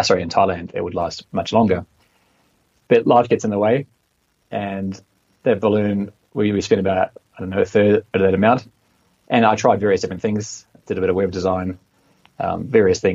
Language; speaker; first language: English; native; English